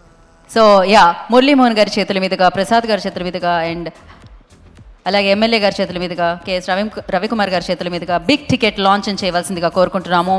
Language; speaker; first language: Telugu; native; Telugu